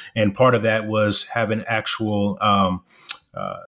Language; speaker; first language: English; early bilingual, other home language; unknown